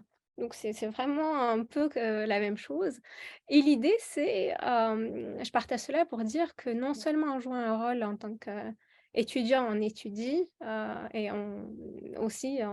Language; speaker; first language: French; non-native, local second language; Arabic